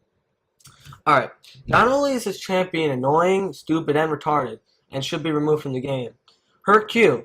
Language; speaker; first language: English; native; English